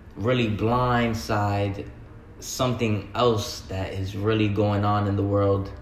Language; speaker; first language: English; native; English